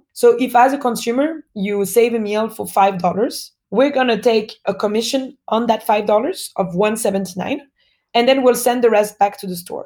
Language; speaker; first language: English; non-native, fluent; French